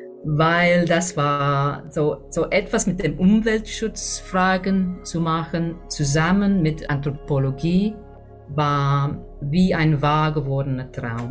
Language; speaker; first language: German; non-native, fluent; English